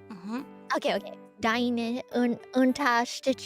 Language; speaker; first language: German; non-native, learner; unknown